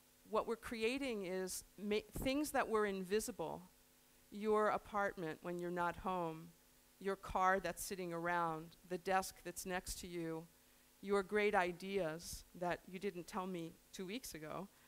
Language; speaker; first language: English; native; English